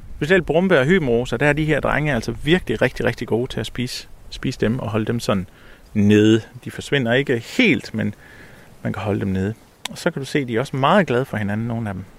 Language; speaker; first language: Danish; native; Danish